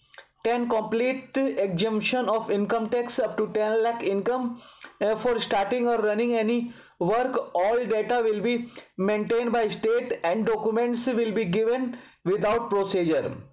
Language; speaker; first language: English; non-native, local second language; Hindi